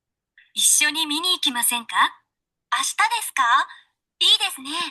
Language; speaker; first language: Japanese; non-native, learner; Sinhala